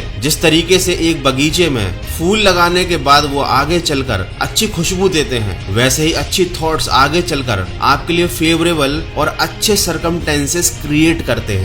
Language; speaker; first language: Hindi; native; Hindi